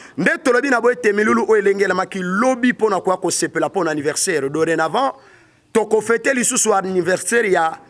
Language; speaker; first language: Lingala; non-native, local second language; Kongo